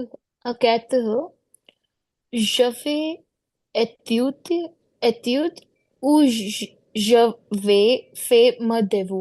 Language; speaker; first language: French; non-native, learner; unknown